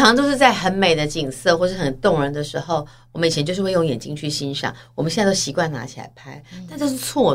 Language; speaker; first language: Chinese; native; Chinese